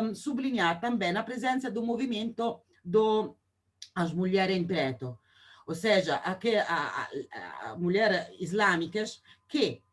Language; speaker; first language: Portuguese; non-native, fluent; Italian